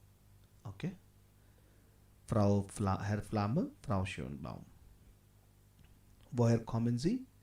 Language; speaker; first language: German; non-native, fluent; Hindi